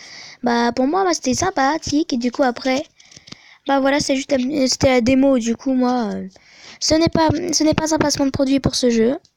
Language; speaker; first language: French; native; French